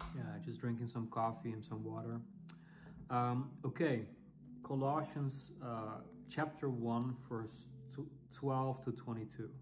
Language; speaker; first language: English; non-native, fluent; Dutch